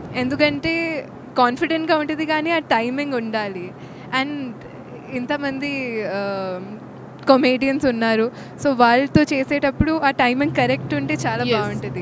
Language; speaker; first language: Telugu; non-native, local second language; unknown